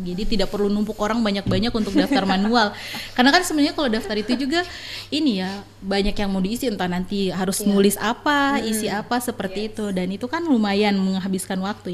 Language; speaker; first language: Indonesian; native; Indonesian